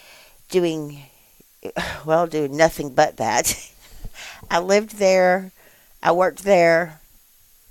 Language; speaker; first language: English; native; English